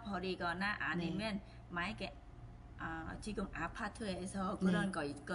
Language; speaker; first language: Korean; non-native, fluent; Vietnamese